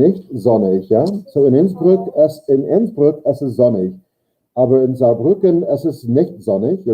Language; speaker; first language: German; non-native, fluent; English